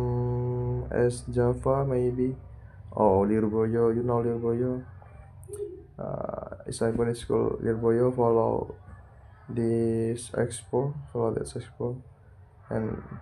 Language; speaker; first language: English; non-native, learner; Indonesian